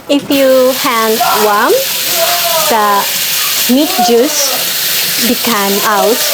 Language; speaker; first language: English; non-native, learner; Japanese